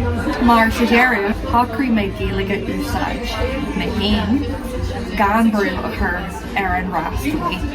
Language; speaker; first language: Irish; non-native, local second language; English